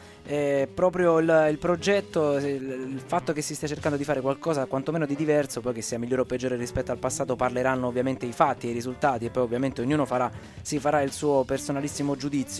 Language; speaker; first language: Italian; native; Italian